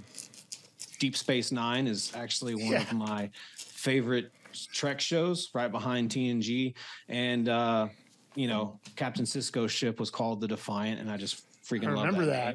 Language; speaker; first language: English; native; English